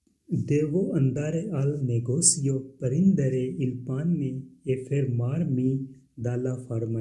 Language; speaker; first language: Italian; non-native, fluent; Punjabi